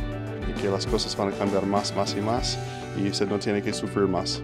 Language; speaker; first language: Spanish; non-native, fluent; English